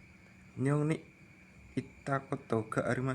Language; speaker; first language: Japanese; non-native, fluent; Indonesian